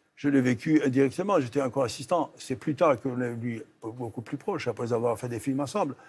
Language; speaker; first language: French; non-native, fluent; Greek